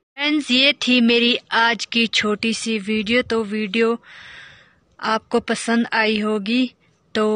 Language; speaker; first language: Hindi; non-native, local second language; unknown